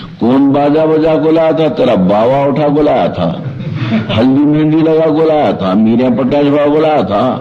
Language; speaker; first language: Urdu; native; Urdu